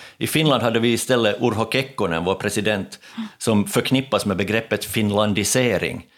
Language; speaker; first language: Swedish; native; Swedish